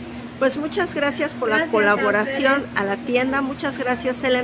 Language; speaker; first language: Spanish; native; Spanish